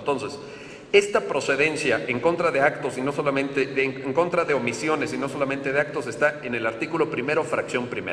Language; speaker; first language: Spanish; native; Spanish